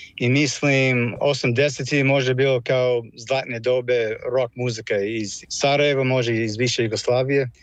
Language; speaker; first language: Croatian; non-native, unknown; English